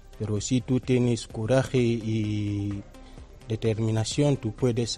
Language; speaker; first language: Spanish; non-native, learner; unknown